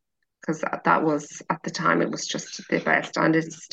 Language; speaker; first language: English; native; English